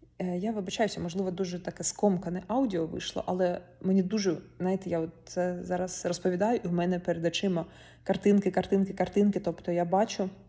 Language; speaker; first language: Ukrainian; non-native, local second language; Russian